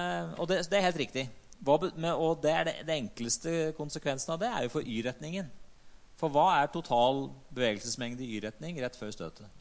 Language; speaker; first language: Norwegian; native; Norwegian